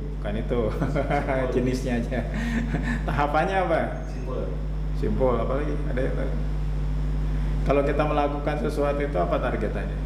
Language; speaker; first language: Indonesian; native; Indonesian